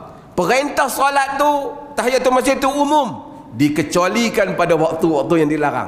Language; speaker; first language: Malay; native; Malay